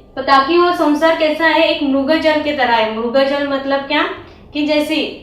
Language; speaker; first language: Hindi; non-native, local second language; Marathi